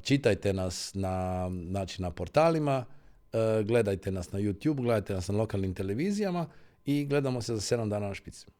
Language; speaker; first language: Croatian; native; Croatian